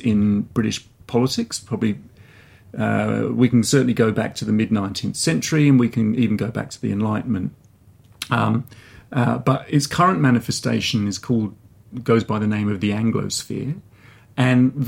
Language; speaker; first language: English; native; English